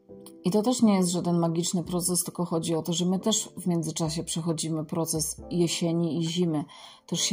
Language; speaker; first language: Polish; native; Polish